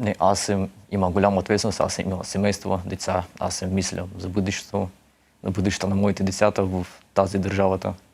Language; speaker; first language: Bulgarian; early bilingual, heritage; Russian